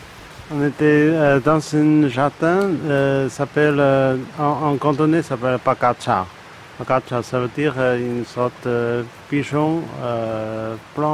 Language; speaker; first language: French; non-native, learner; Cantonese